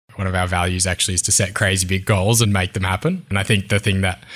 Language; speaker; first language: English; native; English